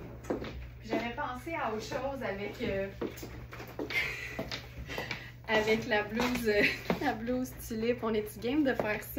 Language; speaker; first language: French; native; French